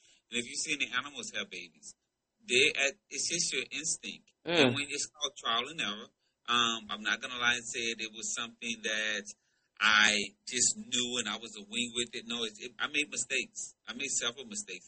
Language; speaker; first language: English; native; English